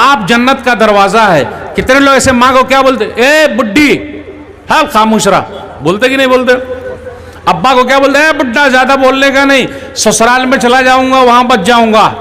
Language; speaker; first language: Hindi; native; Hindi